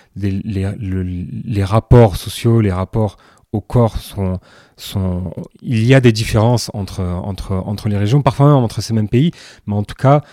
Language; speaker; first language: French; native; French